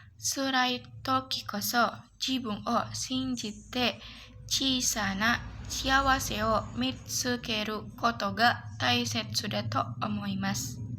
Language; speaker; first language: Japanese; non-native, learner; Indonesian